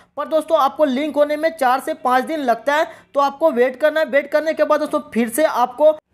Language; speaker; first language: Hindi; native; Hindi